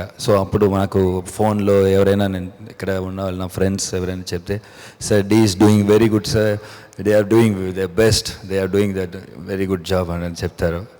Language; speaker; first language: Telugu; non-native, fluent; Tamil